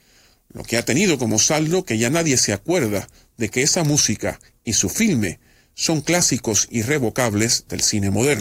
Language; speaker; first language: Spanish; native; Spanish